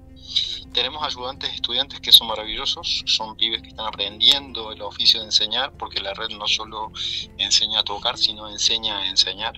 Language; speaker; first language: Spanish; native; Spanish